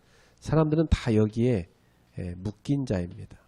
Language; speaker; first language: Korean; native; Korean